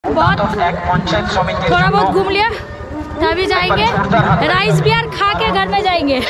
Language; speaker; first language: Hindi; non-native, local second language; Bangla